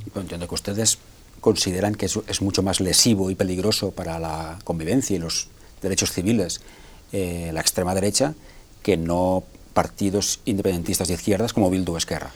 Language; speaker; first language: Spanish; non-native, local second language; Catalan